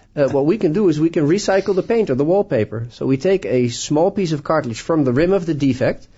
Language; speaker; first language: English; non-native, fluent; Dutch